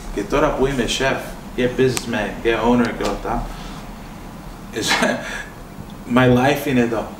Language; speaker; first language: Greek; early bilingual, heritage; English